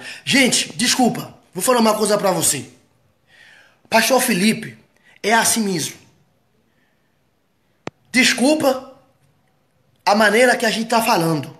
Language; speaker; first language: Portuguese; non-native, fluent; Haitian Creole